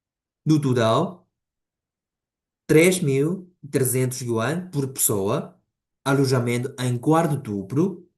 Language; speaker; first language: Portuguese; non-native, fluent; Chinese